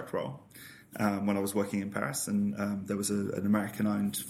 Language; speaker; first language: English; native; English